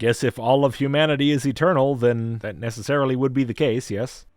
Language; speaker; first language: English; native; English